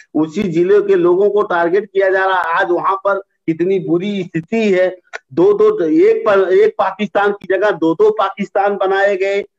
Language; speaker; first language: Hindi; native; Hindi